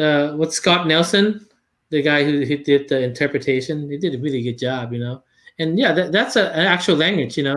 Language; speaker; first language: English; non-native, fluent; Lao